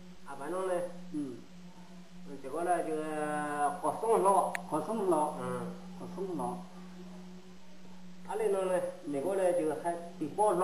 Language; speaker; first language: Chinese; non-native, local second language; Hmong